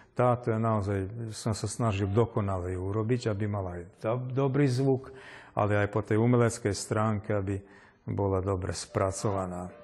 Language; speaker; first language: Slovak; native; Slovak